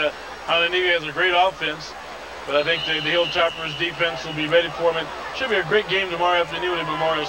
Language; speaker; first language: English; native; English